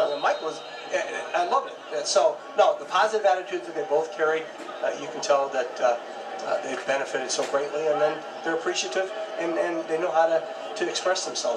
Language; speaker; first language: English; native; English